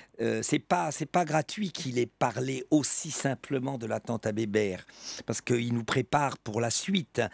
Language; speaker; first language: French; native; French